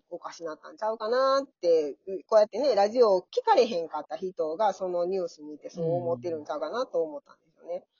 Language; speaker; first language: Japanese; native; Japanese